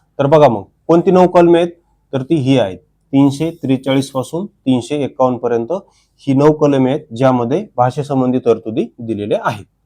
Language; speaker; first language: Marathi; native; Marathi